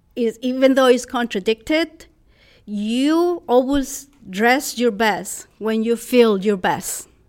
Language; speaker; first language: English; non-native, fluent; Spanish